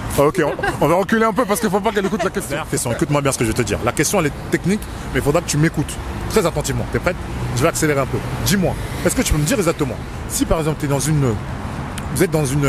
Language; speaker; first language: French; native; French